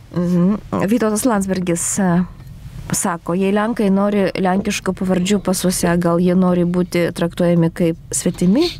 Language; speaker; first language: Lithuanian; non-native, local second language; Polish